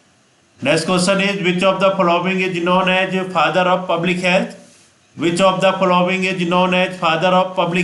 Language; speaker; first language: English; non-native, local second language; Hindi